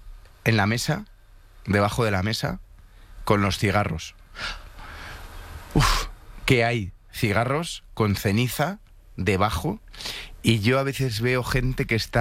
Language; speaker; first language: Spanish; native; Spanish